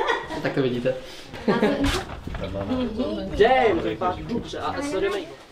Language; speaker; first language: Czech; native; Czech